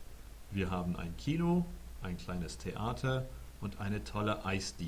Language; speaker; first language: German; non-native, fluent; English